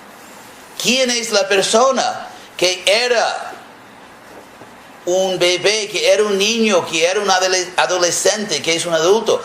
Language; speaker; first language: Spanish; non-native, fluent; English